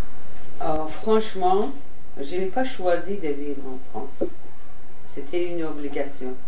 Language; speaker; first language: French; non-native, fluent; Persian